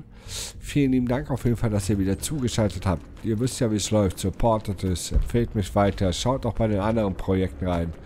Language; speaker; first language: German; native; German